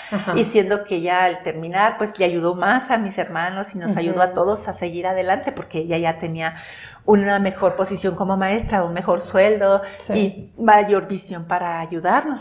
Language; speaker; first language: Spanish; non-native, local second language; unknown